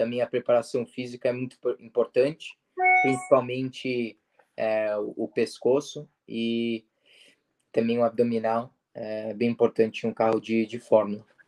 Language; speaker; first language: Portuguese; early bilingual, heritage; Portuguese